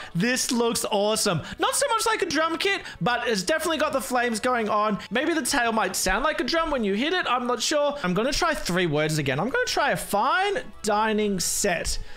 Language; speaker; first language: English; native; English